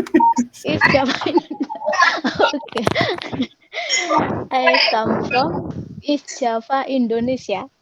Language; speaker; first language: English; non-native, learner; Indonesian